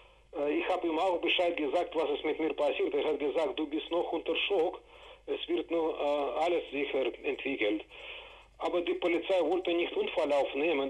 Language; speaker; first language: German; non-native, fluent; Russian